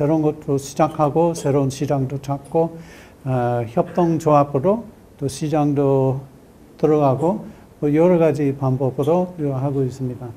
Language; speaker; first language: Korean; non-native, learner; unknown